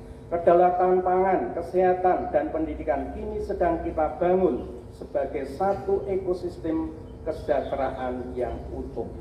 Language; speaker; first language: Indonesian; native; Indonesian